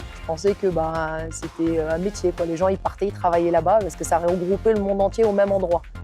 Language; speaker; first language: French; non-native, local second language; Arabic